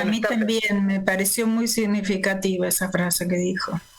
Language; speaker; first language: Spanish; native; Spanish